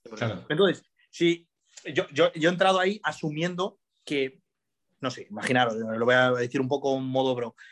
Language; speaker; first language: Spanish; early bilingual, other home language; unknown